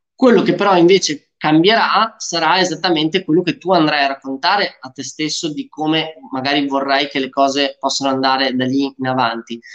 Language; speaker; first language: Italian; early bilingual, other home language; Romanian